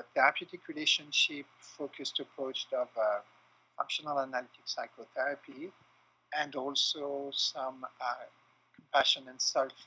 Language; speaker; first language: English; non-native, fluent; French